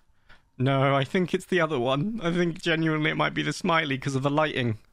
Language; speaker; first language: English; native; English